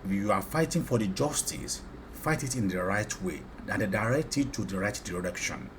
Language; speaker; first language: English; non-native, local second language; Yoruba